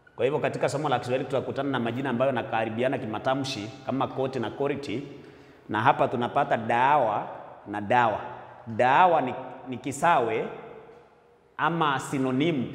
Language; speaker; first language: Swahili; non-native, local second language; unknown